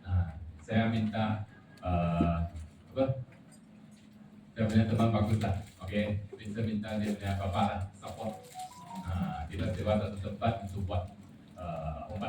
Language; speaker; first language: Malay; non-native, local second language; Chinese